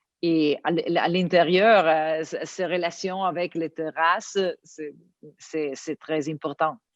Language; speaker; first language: French; non-native, learner; Italian